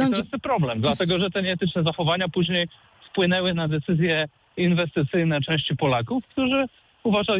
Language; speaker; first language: Polish; native; Polish